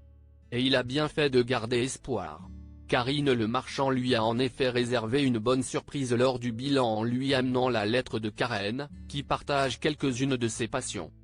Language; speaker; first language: French; native; French